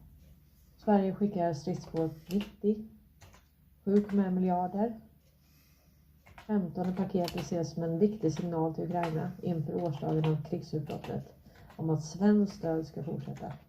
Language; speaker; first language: Swedish; native; Swedish